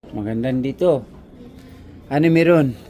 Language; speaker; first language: Filipino; non-native, learner; Arabic